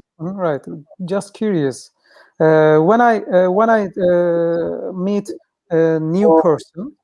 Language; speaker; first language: English; non-native, learner; Turkish